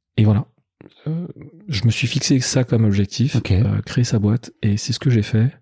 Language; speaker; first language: French; native; French